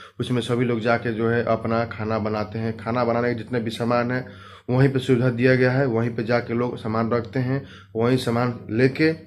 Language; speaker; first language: Hindi; native; Hindi